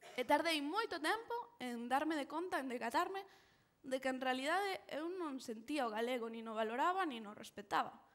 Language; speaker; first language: Galician; non-native, local second language; Spanish